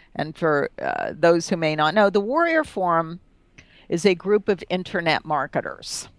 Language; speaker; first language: English; native; English